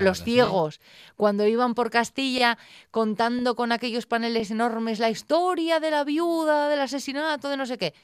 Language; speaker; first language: Spanish; native; Spanish